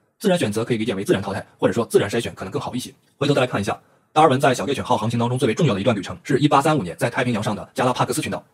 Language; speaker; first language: Chinese; native; Chinese